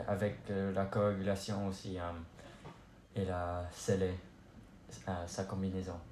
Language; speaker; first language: French; non-native, learner; English